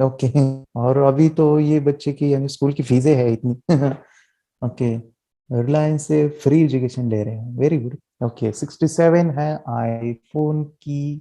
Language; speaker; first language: Hindi; native; Hindi